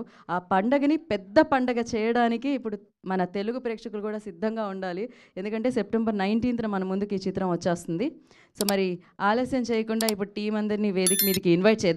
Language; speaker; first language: Telugu; native; Telugu